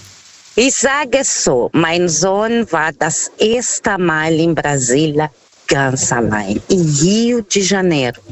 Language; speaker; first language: German; non-native, fluent; Portuguese